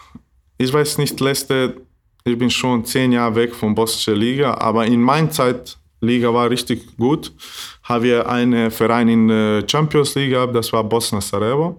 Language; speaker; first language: German; non-native, learner; Bosnian